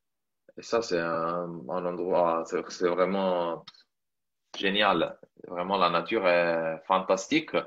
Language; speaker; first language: French; non-native, fluent; Italian